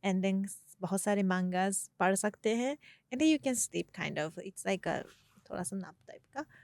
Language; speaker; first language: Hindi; non-native, fluent; Japanese